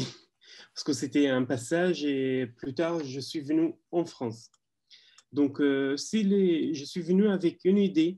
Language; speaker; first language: French; non-native, learner; Arabic